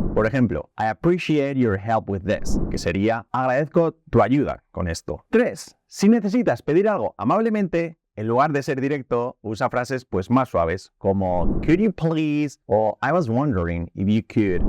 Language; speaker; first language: Spanish; native; Spanish